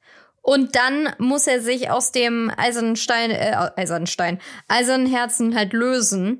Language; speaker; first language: German; native; German